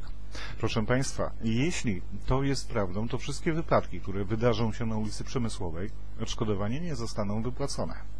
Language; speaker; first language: Polish; native; Polish